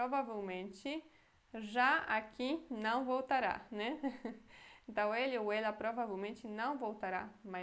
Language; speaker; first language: Portuguese; non-native, fluent; Polish